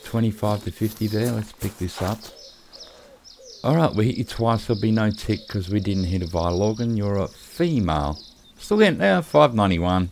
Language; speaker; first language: English; native; English